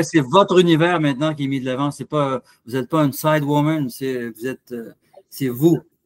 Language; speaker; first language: French; native; French